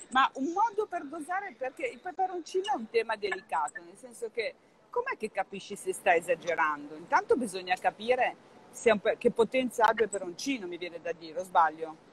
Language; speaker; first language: Italian; native; Italian